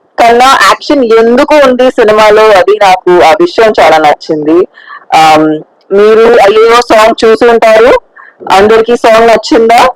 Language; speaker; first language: Telugu; non-native, fluent; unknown